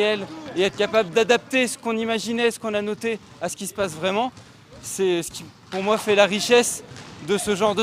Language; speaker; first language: French; native; French